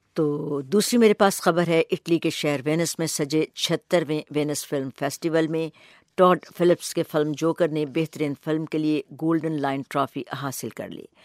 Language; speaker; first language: Urdu; native; Urdu